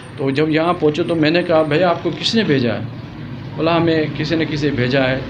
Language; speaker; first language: Urdu; non-native, local second language; Sindhi